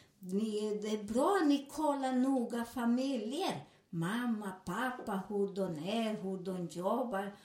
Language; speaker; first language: Swedish; non-native, learner; Spanish